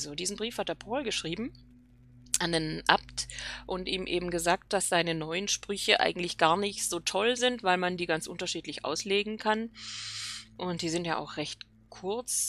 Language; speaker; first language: German; native; German